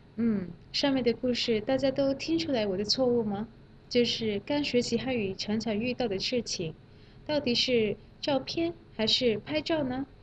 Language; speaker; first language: Chinese; non-native, fluent; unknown